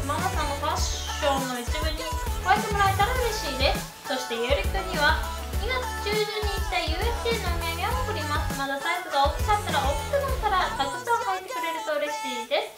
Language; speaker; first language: Japanese; native; Japanese